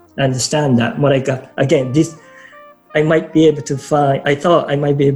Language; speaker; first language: English; non-native, fluent; Japanese